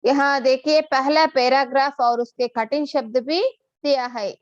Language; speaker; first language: Hindi; non-native, local second language; Telugu